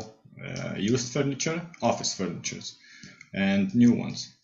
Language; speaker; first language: English; non-native, fluent; Lithuanian